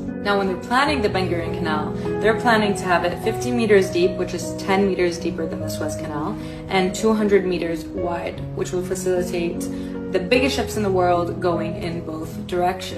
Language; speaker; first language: English; native; English